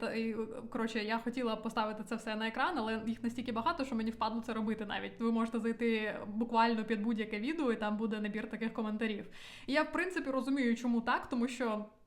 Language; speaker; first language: Ukrainian; non-native, local second language; Russian